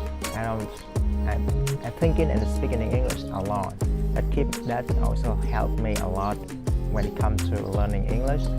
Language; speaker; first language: English; non-native, fluent; Vietnamese